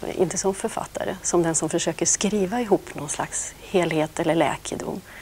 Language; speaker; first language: Swedish; native; Swedish